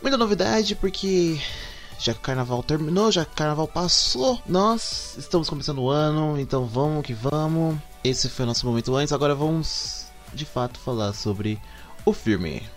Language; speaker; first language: Portuguese; native; Portuguese